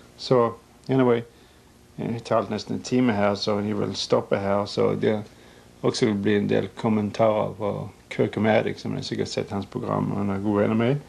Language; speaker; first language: Norwegian; native; Norwegian